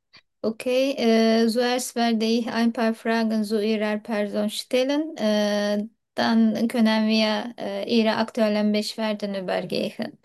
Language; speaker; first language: German; non-native, learner; Turkish